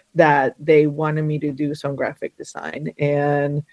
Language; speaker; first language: English; early bilingual, other home language; Spanish